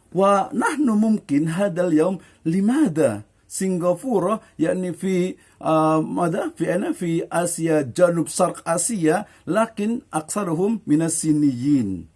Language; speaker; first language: Arabic; non-native, fluent; Indonesian